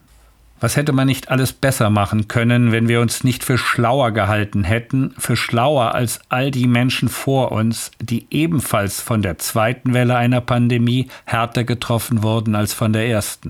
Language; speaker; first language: German; native; German